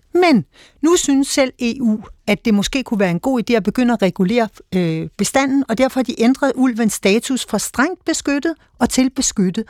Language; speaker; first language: Danish; native; Danish